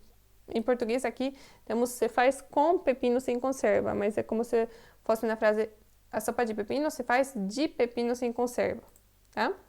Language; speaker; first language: Portuguese; non-native, fluent; Polish